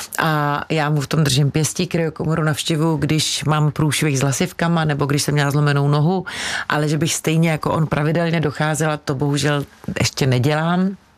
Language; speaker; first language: Czech; native; Czech